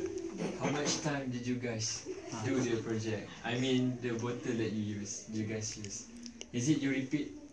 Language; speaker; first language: English; non-native, learner; Malay